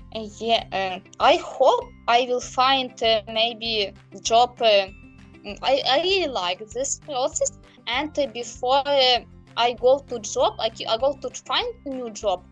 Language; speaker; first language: English; non-native, learner; Ukrainian